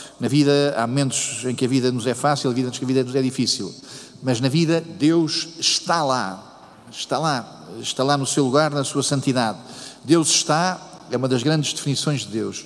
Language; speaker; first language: Portuguese; native; Portuguese